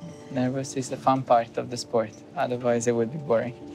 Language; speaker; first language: English; non-native, fluent; Italian